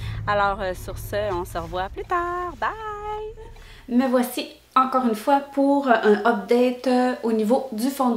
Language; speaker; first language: French; native; French